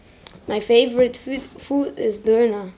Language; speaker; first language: English; non-native, learner; German